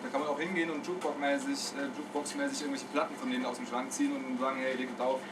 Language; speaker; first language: German; native; German